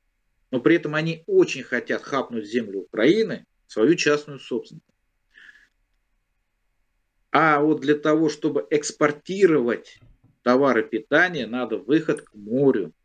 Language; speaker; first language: Russian; native; Russian